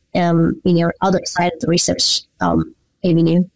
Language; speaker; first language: English; non-native, local second language; Nepali